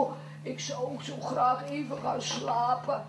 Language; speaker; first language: Dutch; native; Dutch